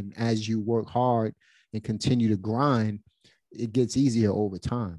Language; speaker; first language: English; native; English